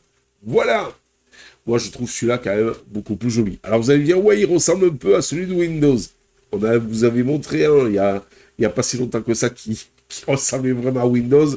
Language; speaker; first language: French; native; French